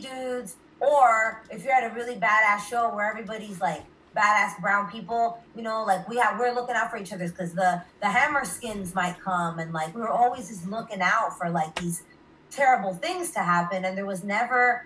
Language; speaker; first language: English; native; English